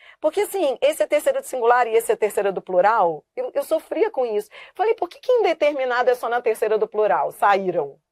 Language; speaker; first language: Portuguese; native; Portuguese